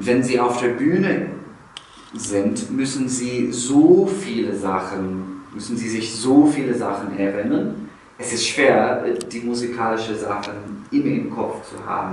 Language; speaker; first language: German; non-native, fluent; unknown